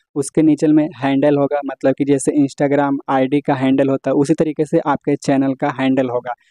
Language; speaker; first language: Hindi; native; Hindi